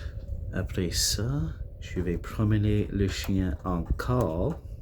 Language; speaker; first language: French; non-native, local second language; English